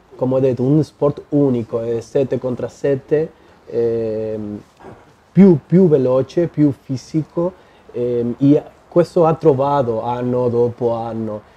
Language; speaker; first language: Italian; non-native, learner; Spanish